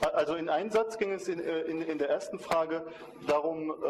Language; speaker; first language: German; native; German